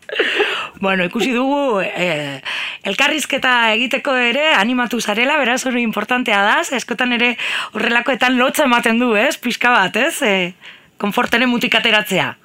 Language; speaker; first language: Basque; native; Basque